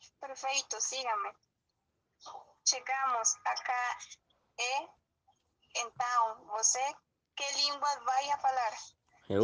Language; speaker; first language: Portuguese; non-native, learner; Spanish